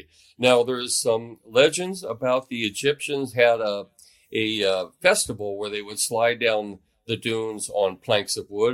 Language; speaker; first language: English; native; English